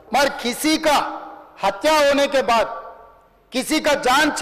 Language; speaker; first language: Hindi; non-native, local second language; Telugu